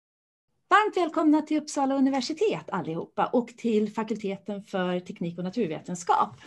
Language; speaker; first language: Swedish; native; Swedish